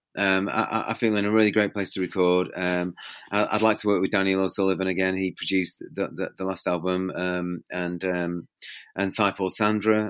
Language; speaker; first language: English; native; English